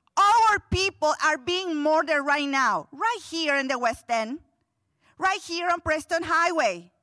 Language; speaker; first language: English; non-native, fluent; Spanish